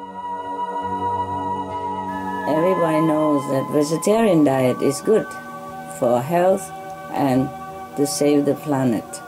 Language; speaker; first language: English; non-native, fluent; Vietnamese